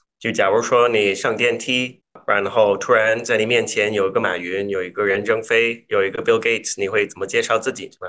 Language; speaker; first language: Chinese; non-native, fluent; English